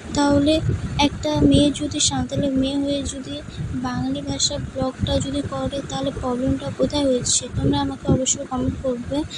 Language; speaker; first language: Bangla; non-native, local second language; Santali